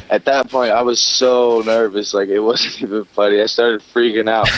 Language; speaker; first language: English; native; English